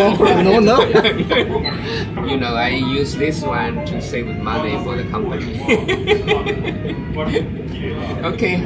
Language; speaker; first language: English; non-native, learner; Japanese